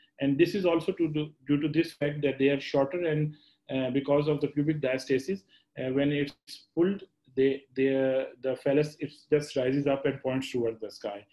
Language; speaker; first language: English; non-native, local second language; Urdu